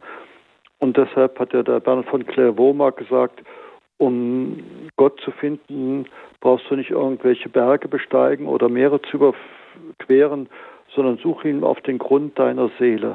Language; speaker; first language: German; native; German